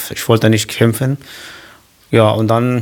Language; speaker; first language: German; non-native, learner; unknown